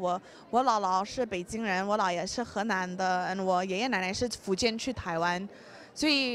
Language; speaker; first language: Chinese; early bilingual, heritage; English